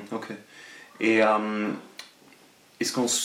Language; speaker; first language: French; non-native, local second language; German